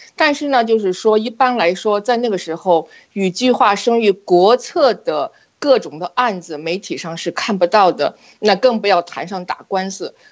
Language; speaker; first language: Chinese; native; Chinese